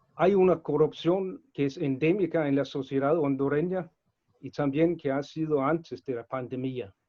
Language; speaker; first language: Spanish; non-native, fluent; Danish